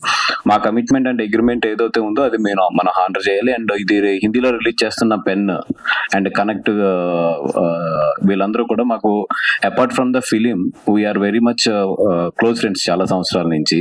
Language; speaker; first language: Telugu; native; Telugu